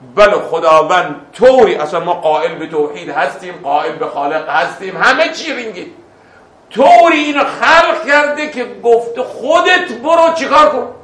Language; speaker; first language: Persian; non-native, fluent; Arabic